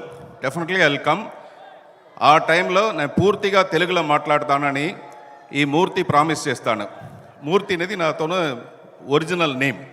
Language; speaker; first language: Telugu; early bilingual, heritage; Telugu